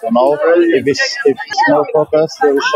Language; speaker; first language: English; non-native, learner; Polish